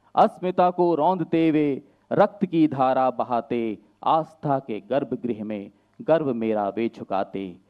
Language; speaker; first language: Hindi; native; Hindi